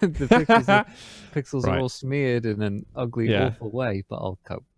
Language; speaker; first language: English; native; English